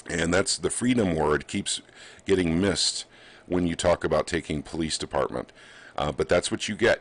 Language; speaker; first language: English; native; English